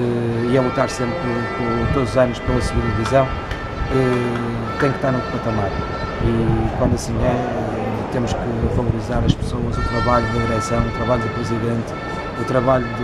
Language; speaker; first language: Portuguese; native; Portuguese